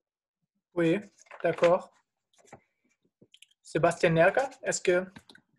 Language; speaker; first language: French; non-native, fluent; German